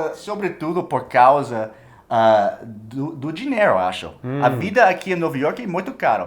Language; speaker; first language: Portuguese; non-native, fluent; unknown